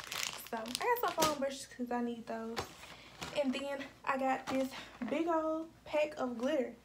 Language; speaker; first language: English; native; English